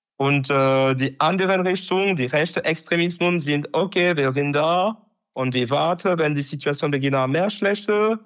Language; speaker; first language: German; non-native, learner; French